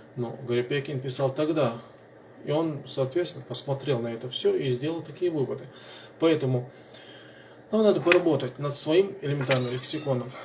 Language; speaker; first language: Russian; non-native, local second language; Chechen